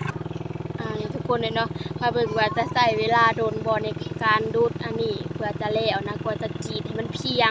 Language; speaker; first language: Thai; non-native, local second language; Lao